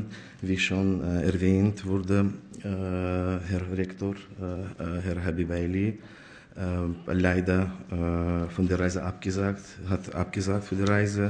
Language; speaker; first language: German; non-native, fluent; Azerbaijani